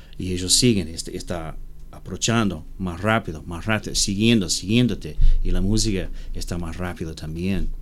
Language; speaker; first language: Spanish; non-native, learner; English